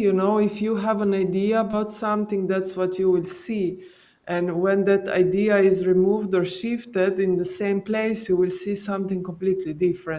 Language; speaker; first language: English; non-native, fluent; Slovenian